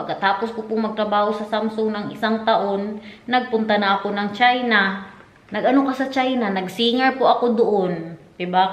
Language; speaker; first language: Filipino; non-native, local second language; Cebuano